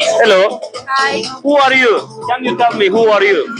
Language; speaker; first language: English; non-native, learner; Turkish